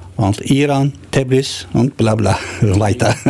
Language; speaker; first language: German; non-native, learner; Turkish